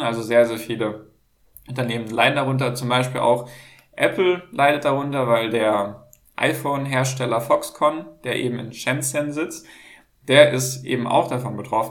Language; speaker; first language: German; native; German